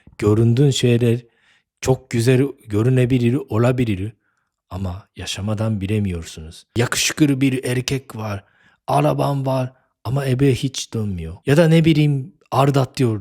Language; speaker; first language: Turkish; non-native, fluent; Japanese